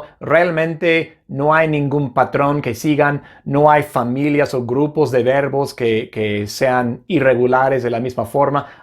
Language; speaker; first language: Spanish; non-native, fluent; English